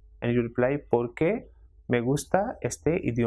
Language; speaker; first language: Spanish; non-native, fluent; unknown